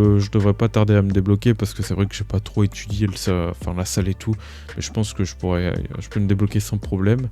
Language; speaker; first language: French; native; French